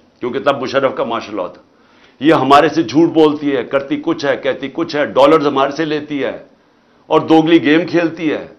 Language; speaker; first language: Urdu; native; Urdu